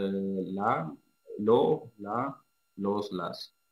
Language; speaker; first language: Spanish; non-native, fluent; Russian